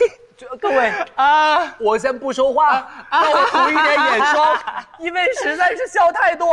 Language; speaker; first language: Chinese; native; Chinese